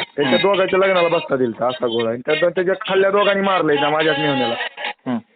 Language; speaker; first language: Marathi; native; Marathi